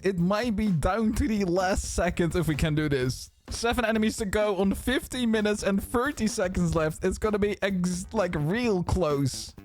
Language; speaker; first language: English; non-native, fluent; Dutch